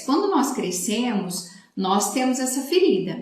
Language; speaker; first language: Portuguese; native; Portuguese